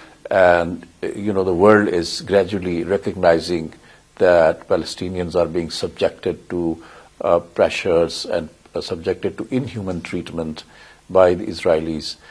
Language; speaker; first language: English; non-native, local second language; Urdu